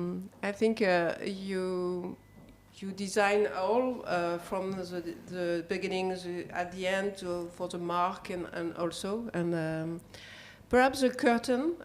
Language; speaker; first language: English; non-native, learner; French